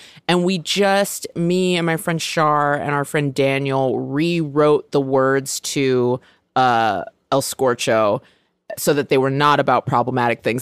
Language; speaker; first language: English; native; English